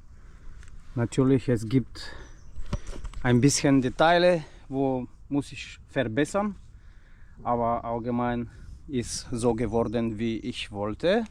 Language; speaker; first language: German; non-native, learner; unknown